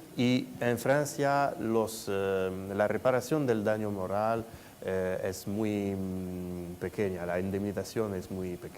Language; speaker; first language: Spanish; non-native, fluent; French